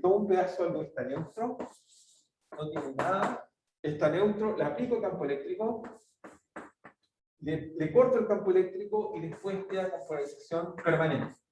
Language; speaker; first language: Spanish; native; Spanish